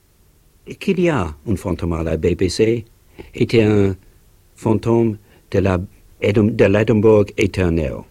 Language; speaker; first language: French; non-native, learner; English